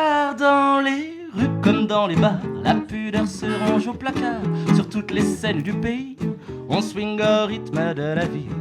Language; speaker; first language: French; native; French